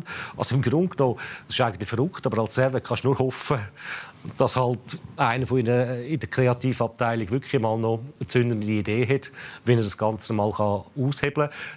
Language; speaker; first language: German; native; German